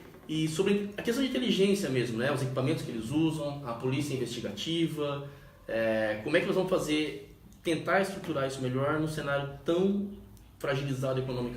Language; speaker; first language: Portuguese; native; Portuguese